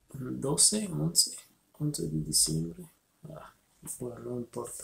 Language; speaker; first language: Spanish; non-native, learner; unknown